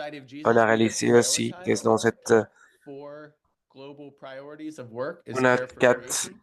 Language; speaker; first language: French; non-native, learner; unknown